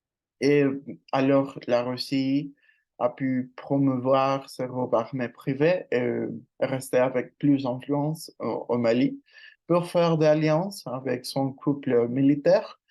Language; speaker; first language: French; non-native, learner; Spanish